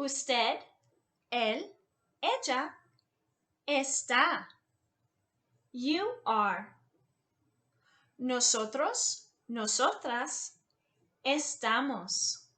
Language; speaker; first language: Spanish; non-native, fluent; English